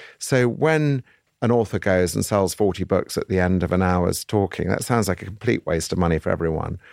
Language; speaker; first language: English; native; English